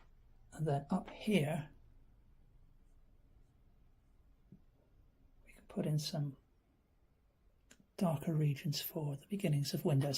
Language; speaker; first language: English; native; English